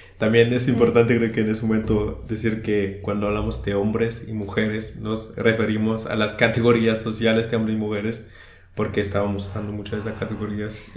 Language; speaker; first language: Spanish; non-native, fluent; German